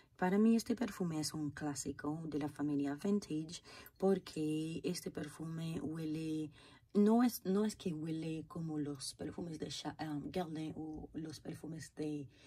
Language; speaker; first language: Spanish; non-native, fluent; Haitian Creole